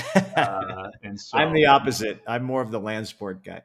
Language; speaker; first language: English; native; English